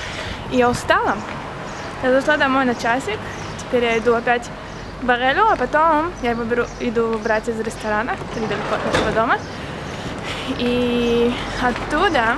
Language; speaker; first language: Russian; early bilingual, heritage; Russian